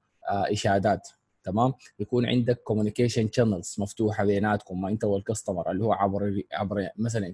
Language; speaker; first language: Arabic; native; Arabic